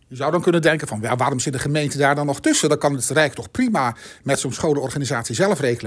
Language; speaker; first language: Dutch; native; Dutch